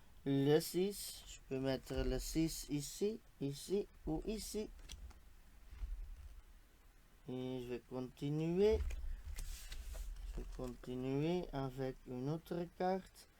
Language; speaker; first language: French; non-native, local second language; Dutch